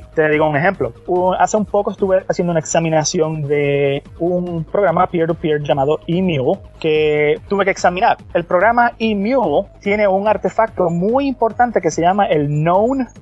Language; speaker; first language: Spanish; native; Spanish